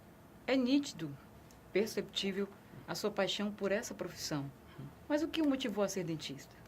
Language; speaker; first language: Portuguese; native; Portuguese